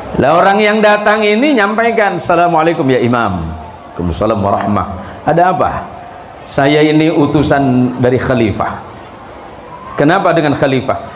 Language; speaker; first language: Indonesian; non-native, local second language; Madurese